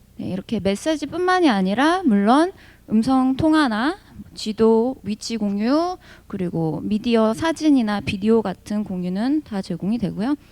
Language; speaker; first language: Korean; early bilingual, heritage; Korean